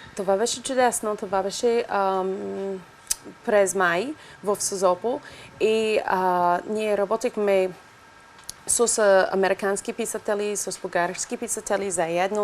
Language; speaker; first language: Bulgarian; non-native, learner; English